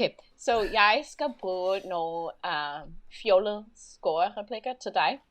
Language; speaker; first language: Danish; non-native, learner; English